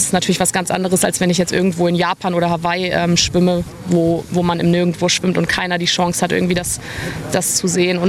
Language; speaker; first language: German; native; German